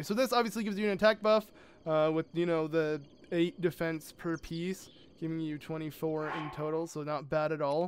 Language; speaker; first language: English; native; English